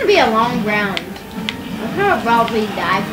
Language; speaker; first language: English; native; English